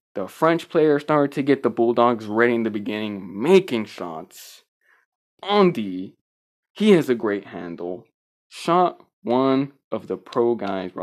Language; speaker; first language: English; early bilingual, other home language; Spanish